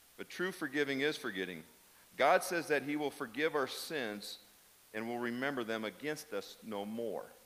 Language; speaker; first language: English; native; English